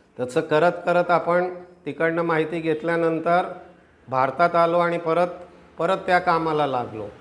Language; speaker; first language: Marathi; non-native, local second language; Gujarati